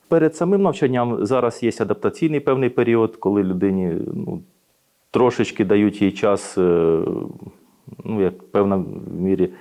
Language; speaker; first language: Ukrainian; native; Ukrainian